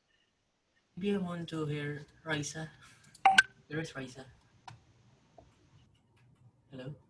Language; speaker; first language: English; non-native, learner; Indonesian